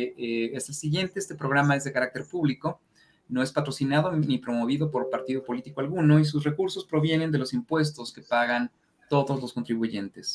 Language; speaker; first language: Spanish; native; Spanish